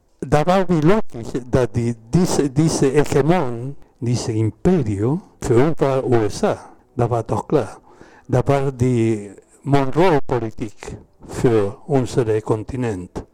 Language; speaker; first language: German; non-native, learner; Spanish